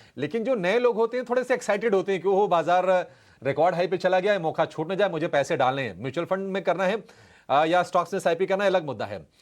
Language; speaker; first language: Hindi; native; Hindi